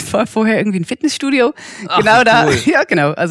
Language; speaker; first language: German; non-native, fluent; English